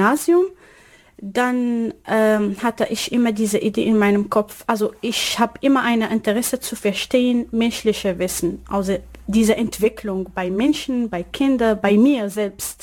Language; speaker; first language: German; non-native, learner; Arabic